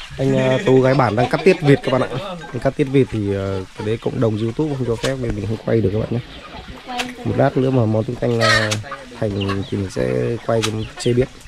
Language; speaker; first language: Vietnamese; native; Vietnamese